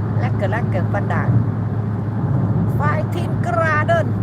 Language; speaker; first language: Dutch; non-native, learner; Thai